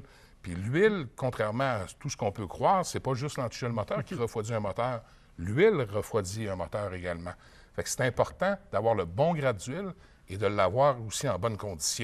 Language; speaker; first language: French; native; French